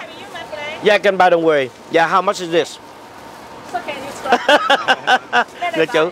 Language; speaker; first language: English; non-native, learner; Vietnamese